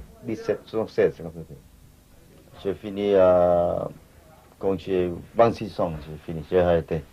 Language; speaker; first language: French; non-native, learner; Thai